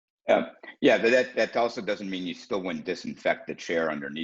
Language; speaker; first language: English; native; English